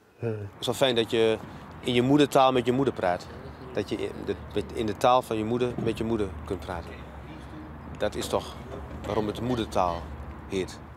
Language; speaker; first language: Dutch; native; Dutch